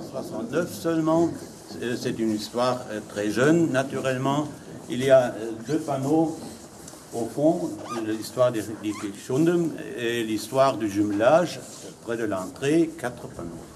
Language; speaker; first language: French; non-native, fluent; German